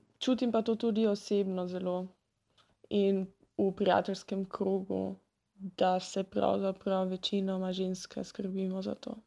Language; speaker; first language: Slovenian; native; Slovenian